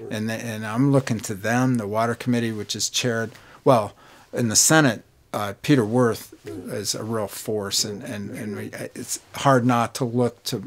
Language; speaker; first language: English; native; English